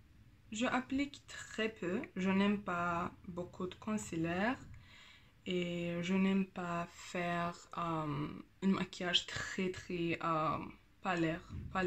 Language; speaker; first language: French; non-native, learner; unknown